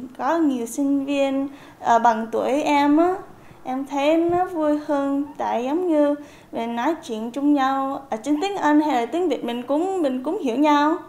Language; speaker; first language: Vietnamese; early bilingual, heritage; Vietnamese